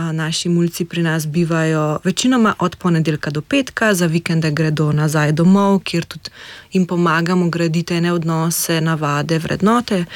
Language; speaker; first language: Slovenian; native; Slovenian